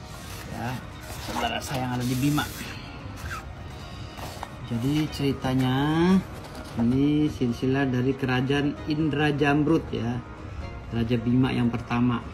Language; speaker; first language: Indonesian; native; Indonesian